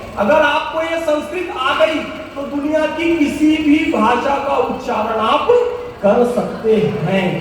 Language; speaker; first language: Hindi; native; Hindi